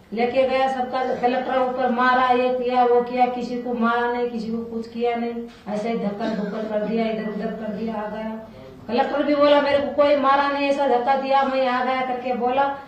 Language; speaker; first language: Hindi; non-native, local second language; Lambadi